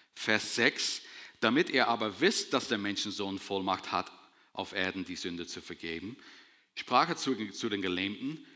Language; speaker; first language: German; non-native, fluent; English